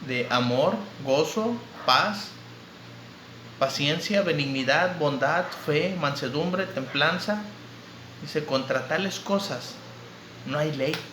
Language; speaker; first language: Spanish; native; Spanish